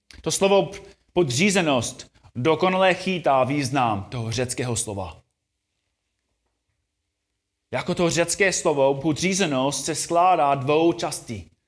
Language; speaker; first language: Czech; non-native, fluent; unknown